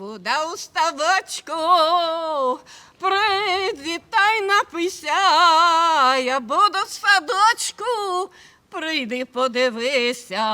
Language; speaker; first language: Ukrainian; native; Ukrainian